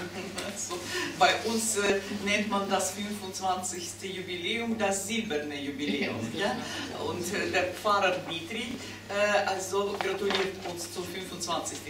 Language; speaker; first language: German; non-native, fluent; Russian